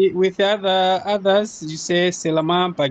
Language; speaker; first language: English; non-native, fluent; Nyanja